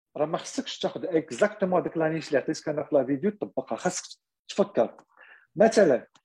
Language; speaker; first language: Arabic; native; Arabic